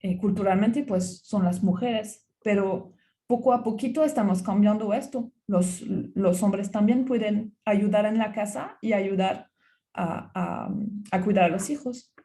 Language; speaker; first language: Spanish; non-native, fluent; French